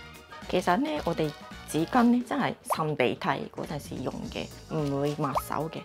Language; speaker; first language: Cantonese; non-native, fluent; Japanese